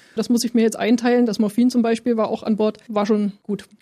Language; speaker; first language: German; native; German